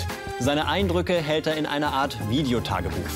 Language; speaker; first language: German; native; German